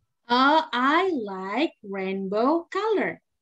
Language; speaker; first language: English; non-native, fluent; Indonesian